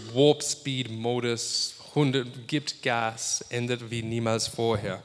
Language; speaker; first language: German; non-native, fluent; English